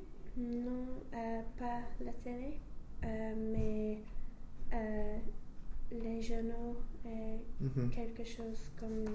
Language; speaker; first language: French; non-native, learner; English